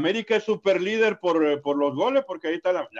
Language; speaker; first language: Spanish; native; Spanish